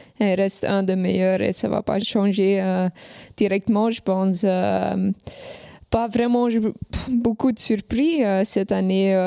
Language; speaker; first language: French; non-native, local second language; Dutch